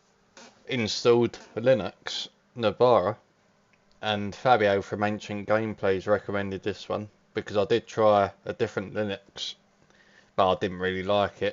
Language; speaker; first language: English; native; English